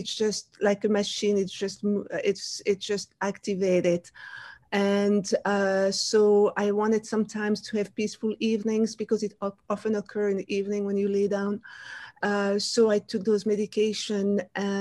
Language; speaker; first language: English; non-native, fluent; French